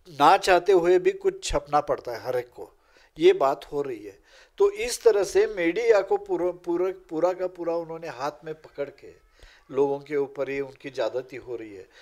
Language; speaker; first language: Urdu; non-native, local second language; Marathi